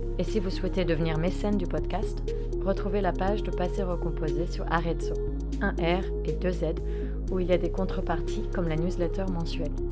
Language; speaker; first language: French; native; French